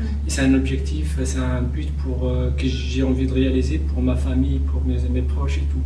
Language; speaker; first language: French; non-native, local second language; Kabyle